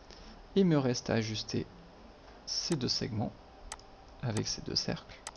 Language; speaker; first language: French; native; French